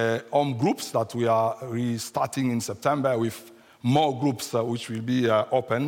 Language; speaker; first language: English; non-native, fluent; French